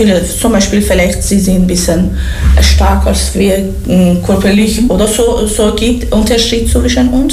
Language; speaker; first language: German; non-native, learner; Persian